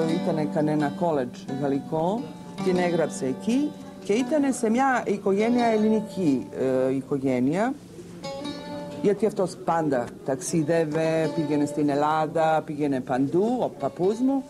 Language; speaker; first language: Greek; early bilingual, heritage; Macedonian